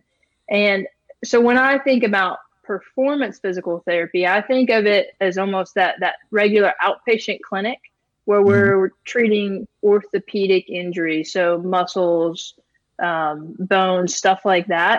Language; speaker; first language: English; native; English